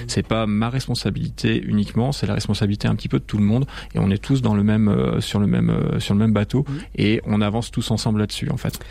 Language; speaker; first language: French; native; French